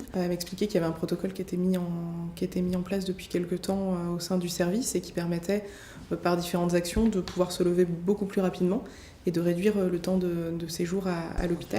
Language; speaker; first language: French; native; French